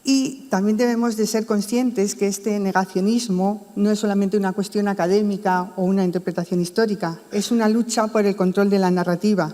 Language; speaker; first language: Spanish; native; Spanish